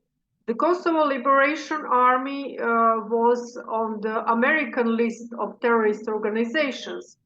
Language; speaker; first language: English; non-native, fluent; Serbian